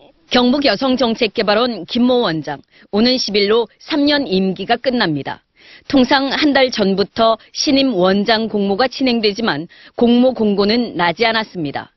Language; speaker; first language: Korean; native; Korean